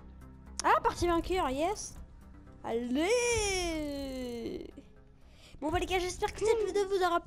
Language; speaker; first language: French; native; French